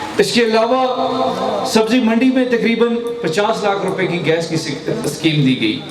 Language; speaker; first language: Urdu; non-native, local second language; Northern Hindko